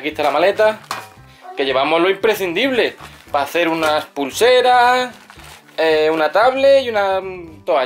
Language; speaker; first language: Spanish; native; Spanish